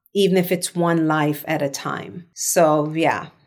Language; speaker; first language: English; non-native, local second language; Jamaican Creole English